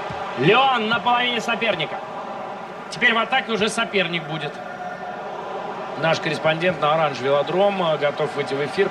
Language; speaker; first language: Russian; native; Russian